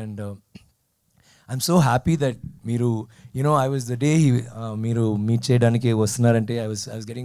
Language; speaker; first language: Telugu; non-native, learner; Tamil